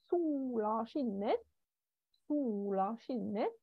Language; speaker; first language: Norwegian; non-native, fluent; German